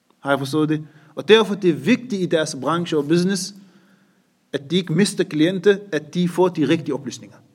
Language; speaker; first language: Danish; non-native, fluent; Arabic